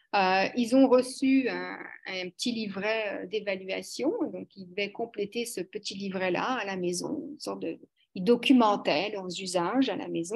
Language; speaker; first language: French; native; French